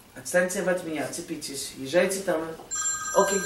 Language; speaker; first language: Russian; early bilingual, heritage; Russian